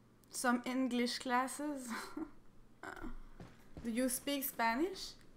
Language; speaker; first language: English; non-native, learner; French